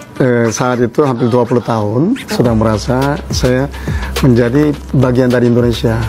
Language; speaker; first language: Indonesian; non-native, fluent; Korean